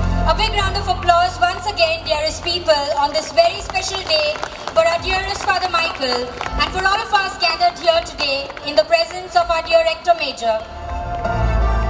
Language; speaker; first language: English; non-native, local second language; Marathi